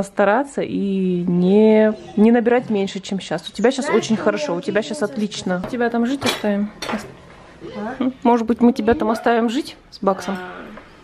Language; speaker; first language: Russian; native; Russian